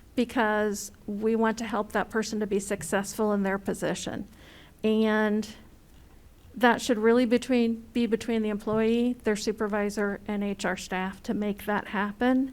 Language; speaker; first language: English; native; English